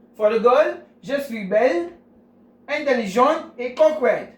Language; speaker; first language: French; non-native, fluent; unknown